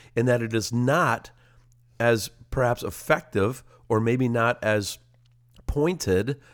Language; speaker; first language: English; native; English